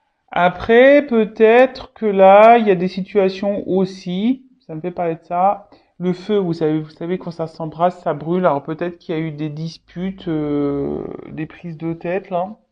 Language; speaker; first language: French; native; French